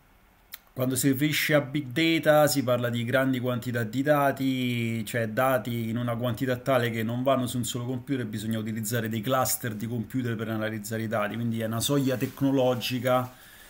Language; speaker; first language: Italian; native; Italian